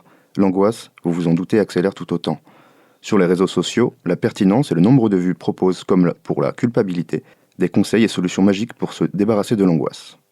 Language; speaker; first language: French; native; French